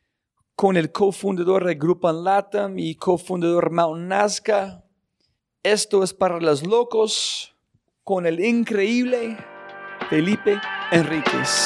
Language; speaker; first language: Spanish; non-native, fluent; English